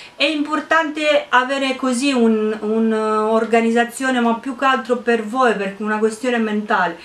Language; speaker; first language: Italian; non-native, fluent; Romanian